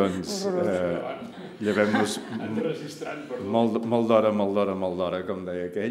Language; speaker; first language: Catalan; native; Catalan